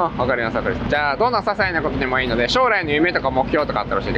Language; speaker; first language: Japanese; native; Japanese